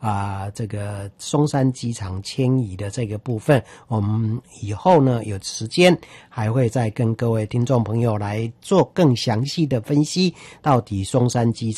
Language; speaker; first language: Chinese; native; Chinese